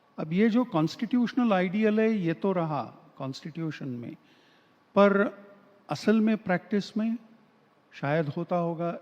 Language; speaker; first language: Hindi; non-native, local second language; Marathi